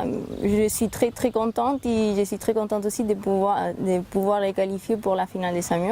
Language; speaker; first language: French; non-native, fluent; Spanish